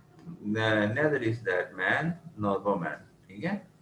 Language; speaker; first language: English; non-native, local second language; Urdu